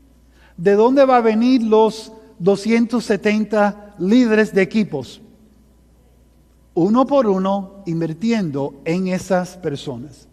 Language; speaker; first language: Spanish; early bilingual, heritage; Spanish